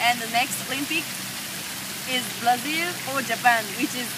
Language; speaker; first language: English; non-native, learner; Japanese